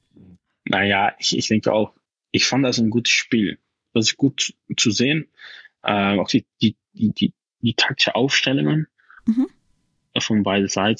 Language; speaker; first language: German; non-native, fluent; Dutch